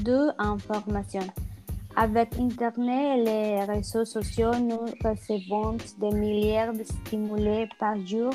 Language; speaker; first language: French; non-native, learner; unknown